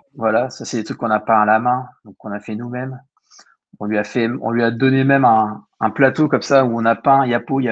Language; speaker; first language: French; native; French